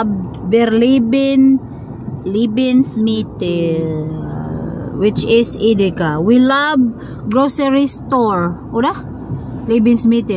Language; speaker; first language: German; non-native, learner; Cebuano